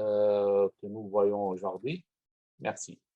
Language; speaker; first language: French; non-native, fluent; Portuguese